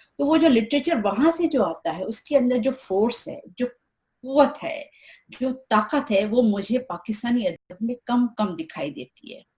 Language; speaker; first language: Urdu; non-native, local second language; Sindhi